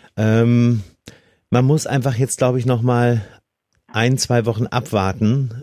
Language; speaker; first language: German; native; German